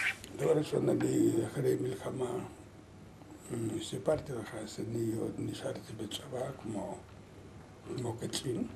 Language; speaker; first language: Hebrew; non-native, learner; Lithuanian